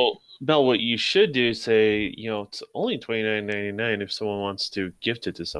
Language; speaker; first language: English; native; English